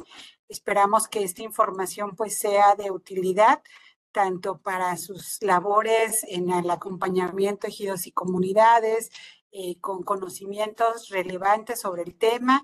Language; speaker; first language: Spanish; native; Spanish